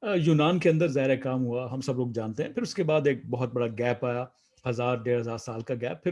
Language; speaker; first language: Urdu; non-native, local second language; Saraiki